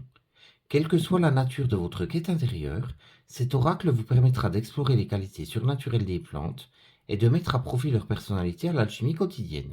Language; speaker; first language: French; native; French